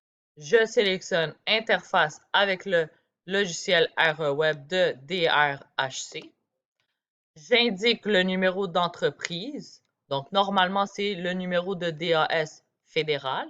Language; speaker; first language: French; native; French